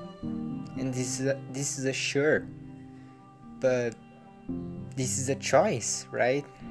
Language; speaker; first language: English; non-native, learner; Portuguese